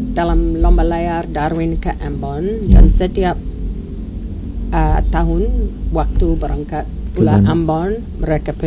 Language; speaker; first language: Indonesian; non-native, learner; English